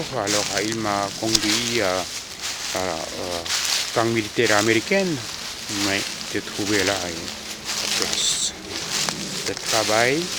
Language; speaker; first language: French; non-native, fluent; Korean